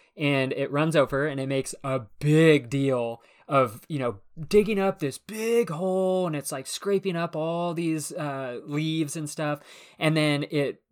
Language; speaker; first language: English; native; English